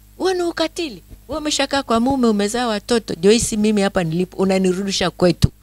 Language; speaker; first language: Swahili; native; Swahili